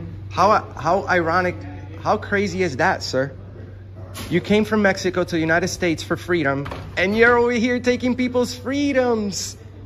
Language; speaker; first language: English; early bilingual, other home language; Spanish